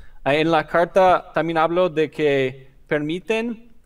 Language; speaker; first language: Spanish; non-native, fluent; English